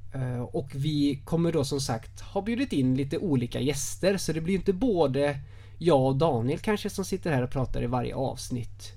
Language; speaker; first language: Swedish; native; Swedish